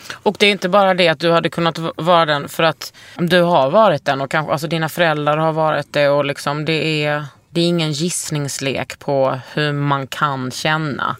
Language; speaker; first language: Swedish; native; Swedish